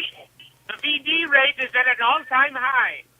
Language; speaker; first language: English; native; English